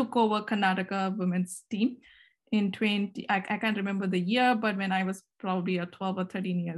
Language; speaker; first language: English; non-native, local second language; Kannada